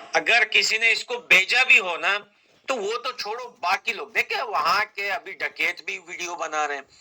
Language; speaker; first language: Hindi; native; Hindi